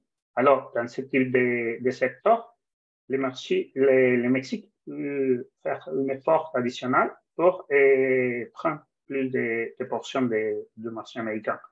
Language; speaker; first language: French; non-native, fluent; Spanish